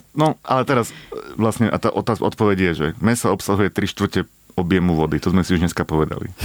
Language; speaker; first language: Slovak; native; Slovak